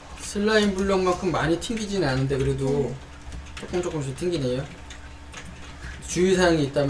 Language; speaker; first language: Korean; native; Korean